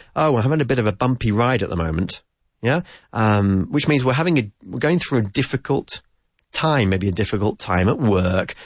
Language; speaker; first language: English; native; English